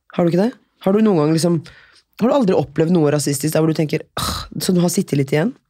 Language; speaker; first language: Norwegian; early bilingual, other home language; Serbian